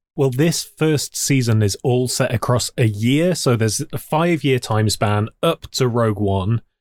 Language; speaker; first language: English; native; English